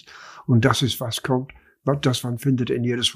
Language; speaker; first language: German; non-native, learner; English